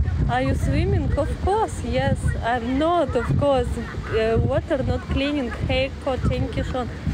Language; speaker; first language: English; non-native, learner; Russian